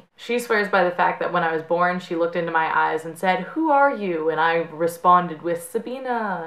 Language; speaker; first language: English; native; English